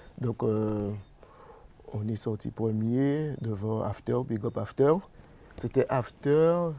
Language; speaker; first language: French; native; French